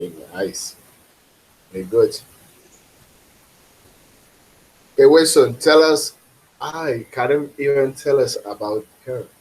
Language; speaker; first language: English; non-native, fluent; Spanish